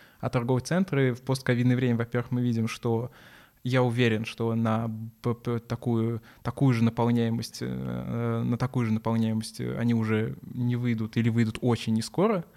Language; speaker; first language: Russian; native; Russian